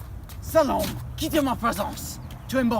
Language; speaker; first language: French; non-native, learner; English